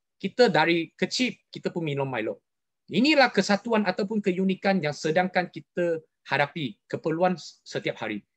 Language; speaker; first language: Malay; non-native, local second language; Chinese